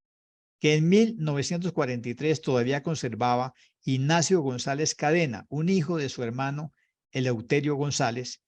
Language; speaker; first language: Spanish; native; Spanish